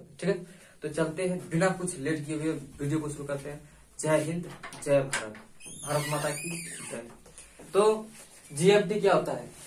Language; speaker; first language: Hindi; native; Hindi